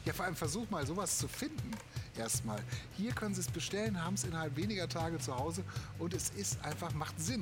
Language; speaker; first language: German; native; German